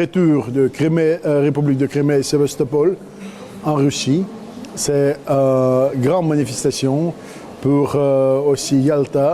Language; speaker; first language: French; non-native, learner; Russian